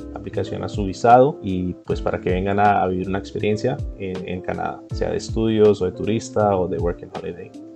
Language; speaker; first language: Spanish; early bilingual, heritage; Spanish